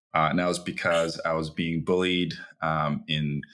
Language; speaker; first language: English; early bilingual, other home language; Chinese